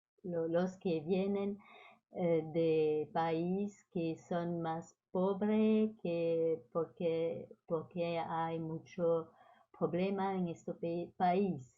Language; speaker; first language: Spanish; non-native, learner; French